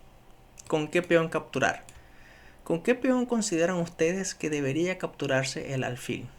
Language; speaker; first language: Spanish; native; Spanish